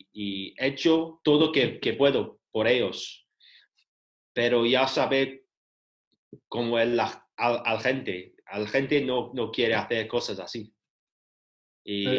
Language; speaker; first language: Spanish; non-native, learner; English